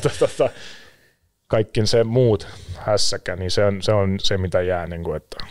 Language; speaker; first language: Finnish; early bilingual, other home language; Russian